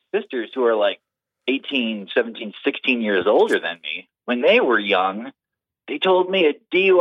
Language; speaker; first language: English; native; English